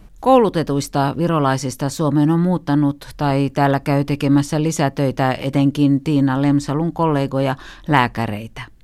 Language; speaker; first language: Finnish; native; Finnish